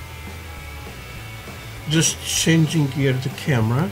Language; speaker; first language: English; non-native, learner; Portuguese